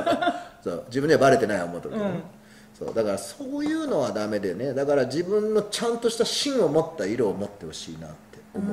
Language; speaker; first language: Japanese; native; Japanese